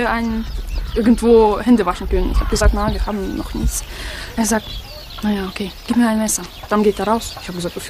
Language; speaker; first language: German; non-native, fluent; Russian